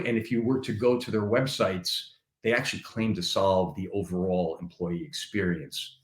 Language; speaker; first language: English; native; English